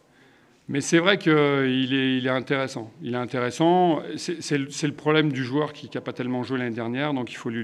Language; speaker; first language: French; native; French